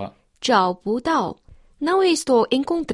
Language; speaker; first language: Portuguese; non-native, fluent; Chinese